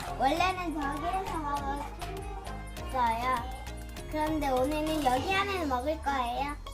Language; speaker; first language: Korean; early bilingual, heritage; Korean